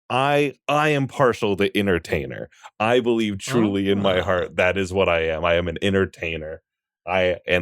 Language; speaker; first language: English; native; English